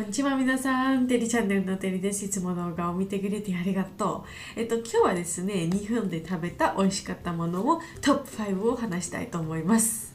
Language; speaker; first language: Japanese; non-native, learner; Georgian